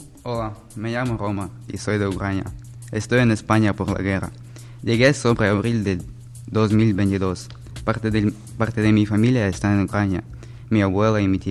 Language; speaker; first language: Spanish; non-native, learner; Ukrainian